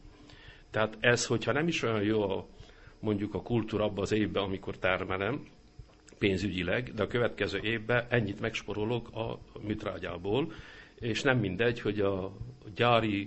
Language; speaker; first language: Hungarian; native; Hungarian